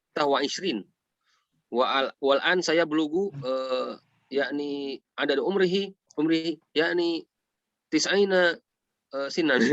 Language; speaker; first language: Arabic; non-native, fluent; Indonesian